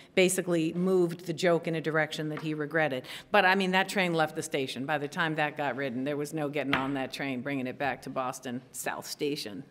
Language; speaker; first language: English; native; English